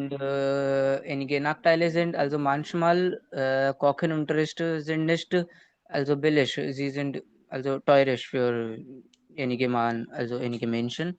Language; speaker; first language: German; non-native, learner; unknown